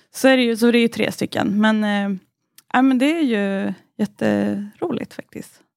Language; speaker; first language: Swedish; native; Swedish